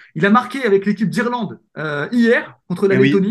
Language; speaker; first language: French; native; French